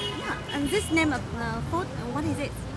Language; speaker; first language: English; non-native, learner; Vietnamese